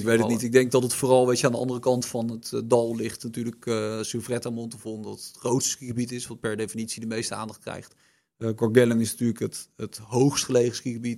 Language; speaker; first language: Dutch; native; Dutch